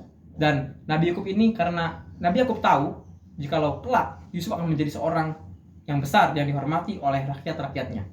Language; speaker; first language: Indonesian; native; Indonesian